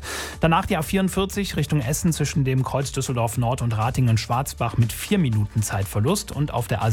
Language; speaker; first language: German; native; German